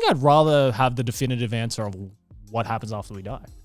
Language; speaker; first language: English; native; English